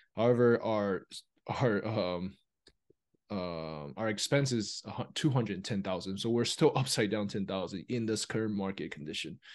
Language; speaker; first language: English; early bilingual, other home language; Chinese